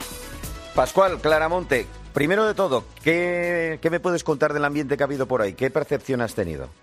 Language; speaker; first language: Spanish; native; Spanish